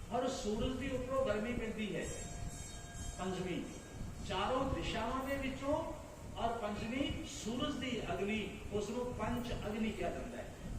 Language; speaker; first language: Hindi; non-native, local second language; Punjabi